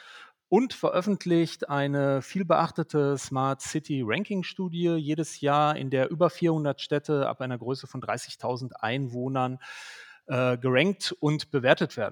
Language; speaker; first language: German; native; German